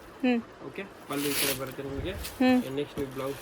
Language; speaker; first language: Kannada; native; Kannada